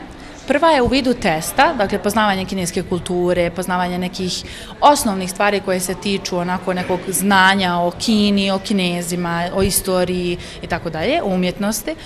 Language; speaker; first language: Serbian; native; Serbian